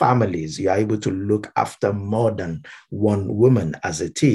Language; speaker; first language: English; non-native, local second language; Yoruba